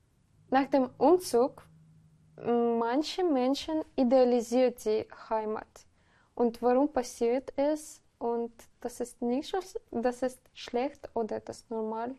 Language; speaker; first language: German; non-native, learner; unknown